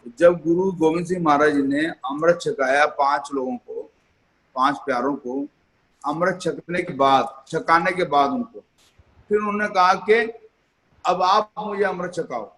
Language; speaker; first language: Hindi; non-native, local second language; Punjabi